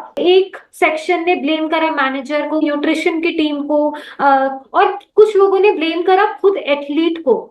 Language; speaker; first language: Hindi; native; Hindi